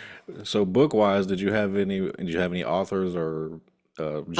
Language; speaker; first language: English; native; English